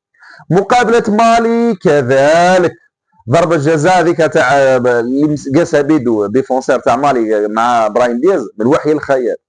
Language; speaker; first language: Arabic; native; Arabic